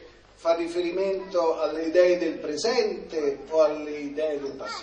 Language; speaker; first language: Italian; native; Italian